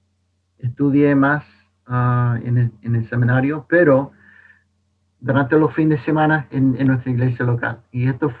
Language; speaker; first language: Spanish; non-native, fluent; English